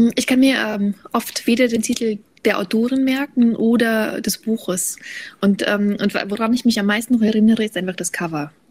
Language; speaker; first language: German; early bilingual, other home language; Russian